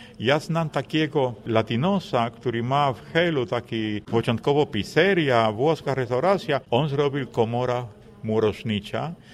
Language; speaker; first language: Polish; non-native, fluent; Spanish